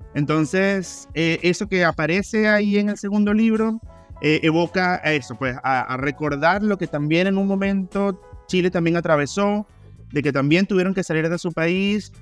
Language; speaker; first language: Spanish; native; Spanish